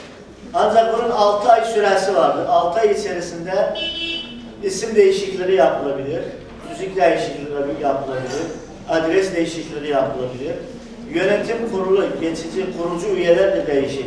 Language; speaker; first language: Turkish; native; Turkish